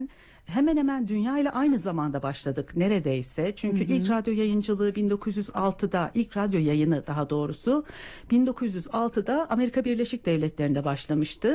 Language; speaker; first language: Turkish; native; Turkish